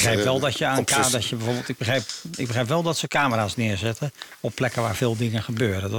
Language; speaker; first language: Dutch; native; Dutch